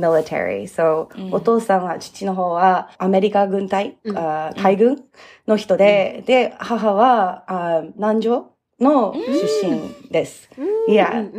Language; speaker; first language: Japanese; early bilingual, heritage; English